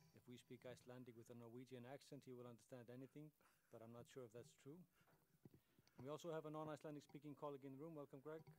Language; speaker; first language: English; non-native, fluent; Icelandic